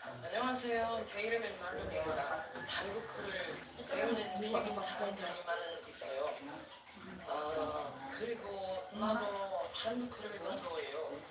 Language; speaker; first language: Korean; non-native, learner; Filipino